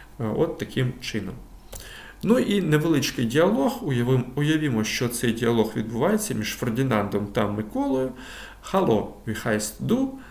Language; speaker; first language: Ukrainian; native; Ukrainian